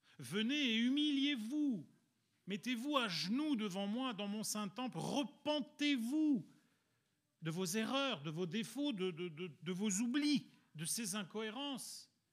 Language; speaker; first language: French; early bilingual, other home language; Italian